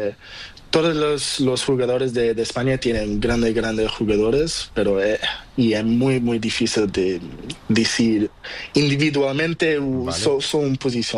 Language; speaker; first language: Spanish; non-native, learner; Portuguese